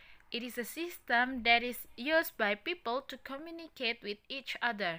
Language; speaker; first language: English; non-native, learner; Indonesian